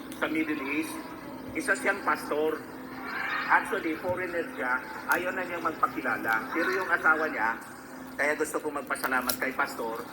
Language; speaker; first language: Filipino; non-native, local second language; Bikol